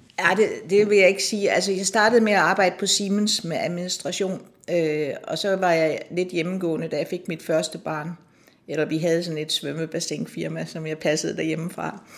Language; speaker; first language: Danish; native; Danish